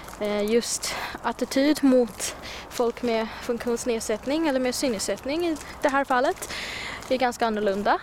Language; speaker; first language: Swedish; non-native, fluent; Chinese